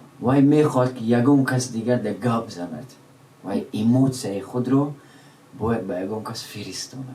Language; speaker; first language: Tajik; non-native, local second language; Shughni